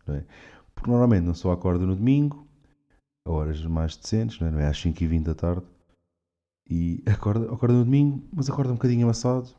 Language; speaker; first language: Portuguese; native; Portuguese